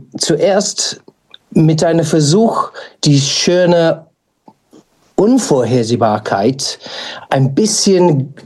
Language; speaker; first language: German; non-native, fluent; English